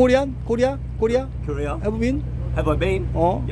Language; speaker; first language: English; non-native, learner; Korean